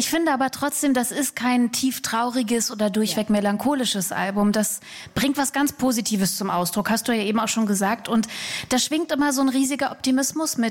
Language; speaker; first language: German; native; German